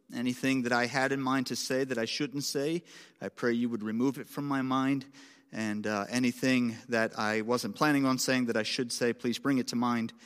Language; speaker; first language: English; native; English